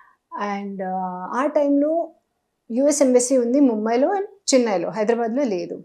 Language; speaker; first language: Telugu; non-native, local second language; Hindi